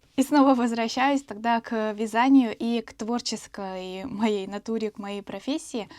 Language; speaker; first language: Russian; native; Russian